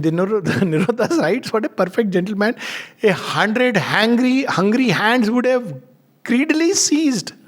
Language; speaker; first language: English; non-native, local second language; Hindi